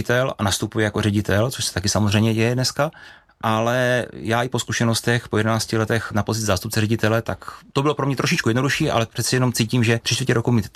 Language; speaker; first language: Czech; native; Czech